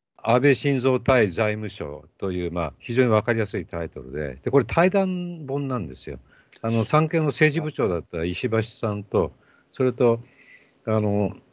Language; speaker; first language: Japanese; native; Japanese